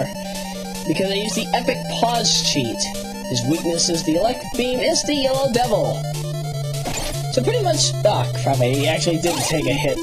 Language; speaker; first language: English; native; English